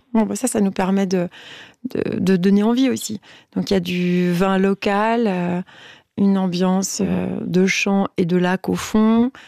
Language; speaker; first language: French; native; French